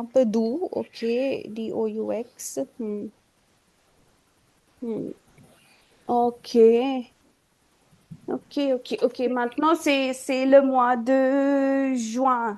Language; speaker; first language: French; non-native, fluent; Hindi